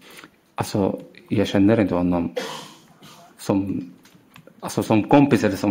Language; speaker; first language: Swedish; non-native, learner; Arabic